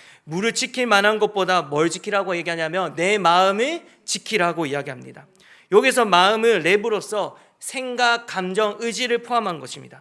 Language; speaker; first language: Korean; native; Korean